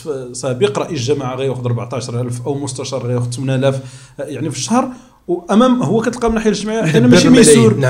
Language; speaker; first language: Arabic; native; Arabic